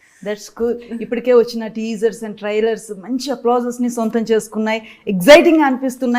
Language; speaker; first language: Telugu; native; Telugu